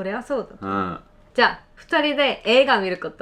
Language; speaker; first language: Japanese; non-native, fluent; Korean